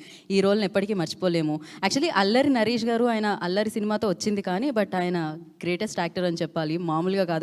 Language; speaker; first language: Telugu; native; Telugu